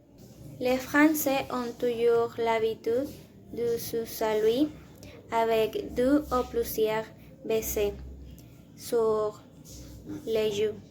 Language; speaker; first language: French; non-native, learner; Spanish